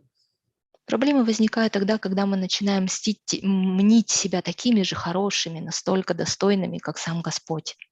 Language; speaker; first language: Russian; native; Russian